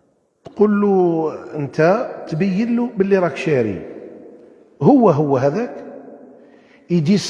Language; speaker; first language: Arabic; native; Arabic